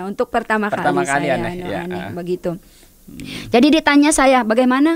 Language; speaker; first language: Indonesian; non-native, learner; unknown